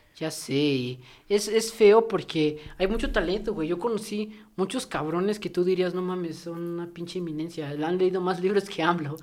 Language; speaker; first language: Spanish; native; Spanish